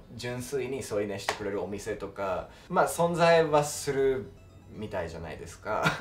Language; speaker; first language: Japanese; non-native, fluent; English